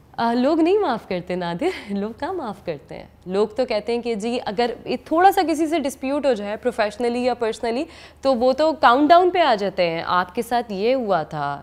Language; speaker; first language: Urdu; native; Urdu